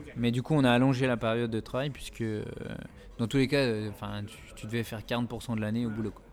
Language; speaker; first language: French; native; French